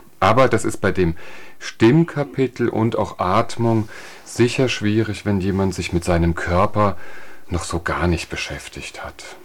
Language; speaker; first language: German; native; German